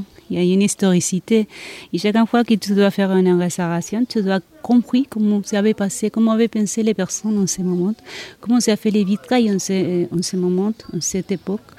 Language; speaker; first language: French; non-native, learner; Spanish